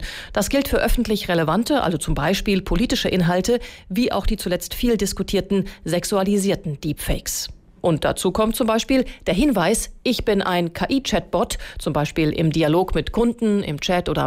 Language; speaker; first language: German; native; German